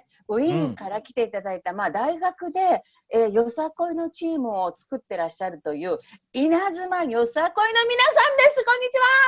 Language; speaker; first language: Japanese; non-native, fluent; Indonesian